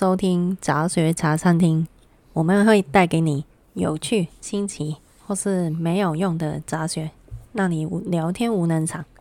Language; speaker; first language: Chinese; non-native, local second language; Cantonese